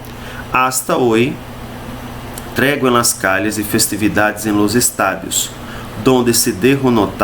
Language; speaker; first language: Spanish; non-native, fluent; Portuguese